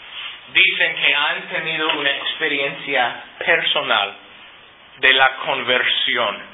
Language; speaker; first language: Spanish; non-native, fluent; English